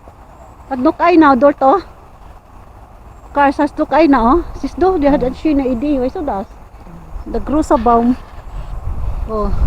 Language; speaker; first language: German; non-native, learner; Filipino